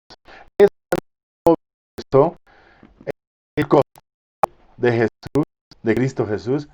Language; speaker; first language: Spanish; native; Spanish